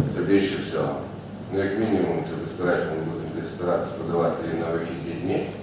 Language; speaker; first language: Ukrainian; native; Ukrainian